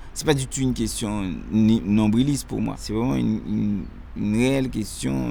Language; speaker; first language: French; non-native, local second language; Haitian Creole